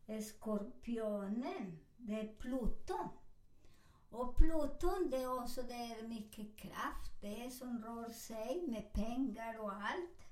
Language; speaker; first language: Swedish; non-native, learner; Spanish